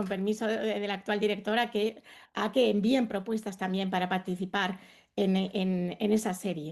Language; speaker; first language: Spanish; native; Spanish